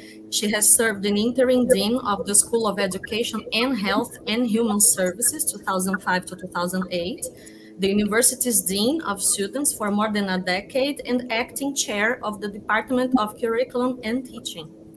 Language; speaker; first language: English; non-native, fluent; Portuguese